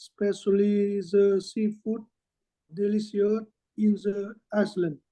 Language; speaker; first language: English; non-native, learner; Vietnamese